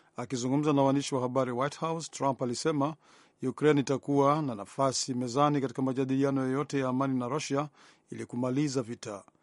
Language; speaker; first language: Swahili; non-native, local second language; Rundi